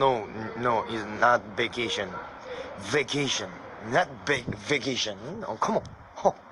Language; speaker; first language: English; non-native, learner; Korean